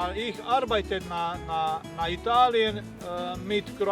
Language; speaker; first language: German; non-native, learner; Croatian